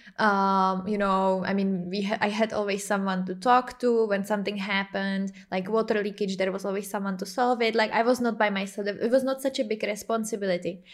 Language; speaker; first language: English; non-native, fluent; Czech